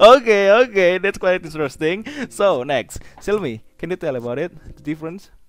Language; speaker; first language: English; non-native, learner; Indonesian